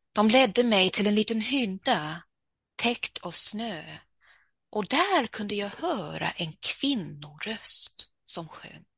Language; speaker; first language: Swedish; early bilingual, heritage; Swedish